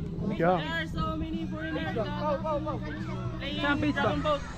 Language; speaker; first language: English; non-native, local second language; Filipino